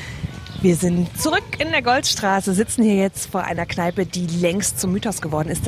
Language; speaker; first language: German; native; German